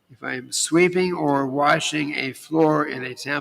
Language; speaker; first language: English; native; English